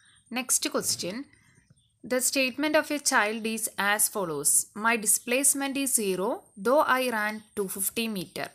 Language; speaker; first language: English; non-native, local second language; Malayalam